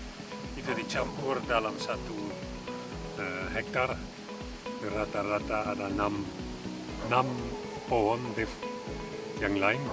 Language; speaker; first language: Indonesian; non-native, fluent; Dutch